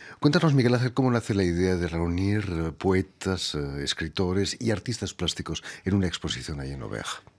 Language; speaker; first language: Spanish; native; Spanish